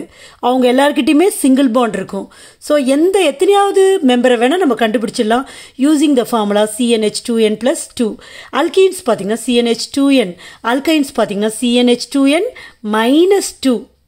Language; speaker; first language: Tamil; native; Tamil